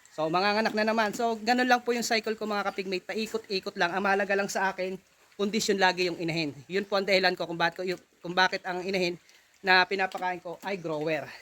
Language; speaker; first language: Filipino; non-native, local second language; Iloko